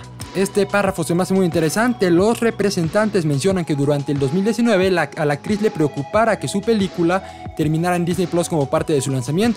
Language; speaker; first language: Spanish; native; Spanish